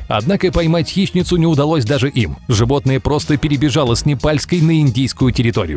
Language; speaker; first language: Russian; native; Russian